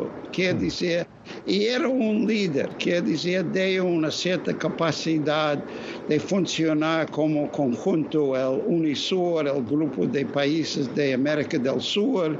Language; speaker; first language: Spanish; non-native, fluent; English